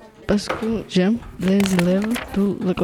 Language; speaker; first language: French; non-native, learner; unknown